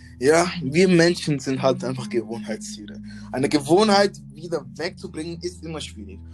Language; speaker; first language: German; early bilingual, other home language; English